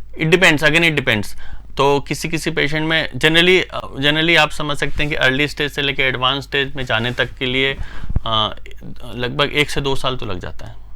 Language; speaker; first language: Hindi; native; Hindi